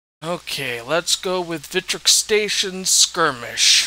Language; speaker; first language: English; native; English